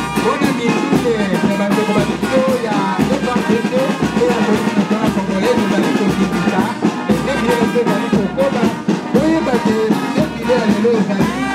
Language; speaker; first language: Lingala; native; Lingala